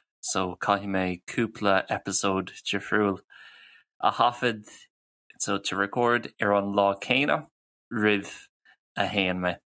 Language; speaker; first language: Irish; non-native, local second language; English